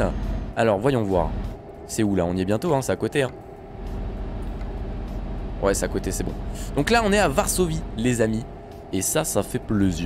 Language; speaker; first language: French; native; French